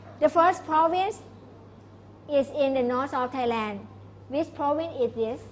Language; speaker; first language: English; non-native, local second language; Thai